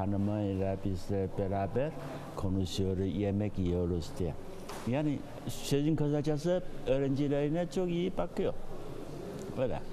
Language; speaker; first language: Turkish; non-native, fluent; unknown